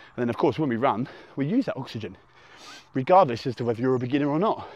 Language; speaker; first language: English; native; English